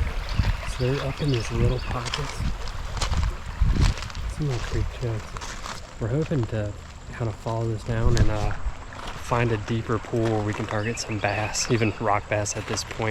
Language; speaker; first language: English; native; English